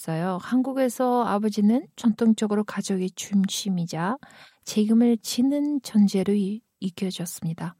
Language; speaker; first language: Korean; non-native, fluent; Kyrgyz